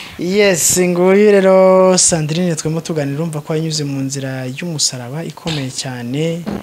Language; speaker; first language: Kinyarwanda; native; Kinyarwanda